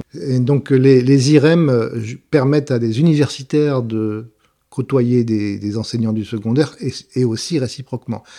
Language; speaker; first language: French; native; French